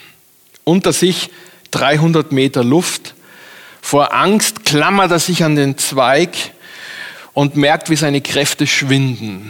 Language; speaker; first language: German; native; German